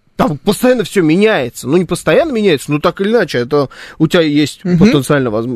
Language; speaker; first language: Russian; native; Russian